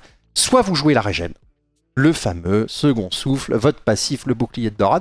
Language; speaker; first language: French; native; French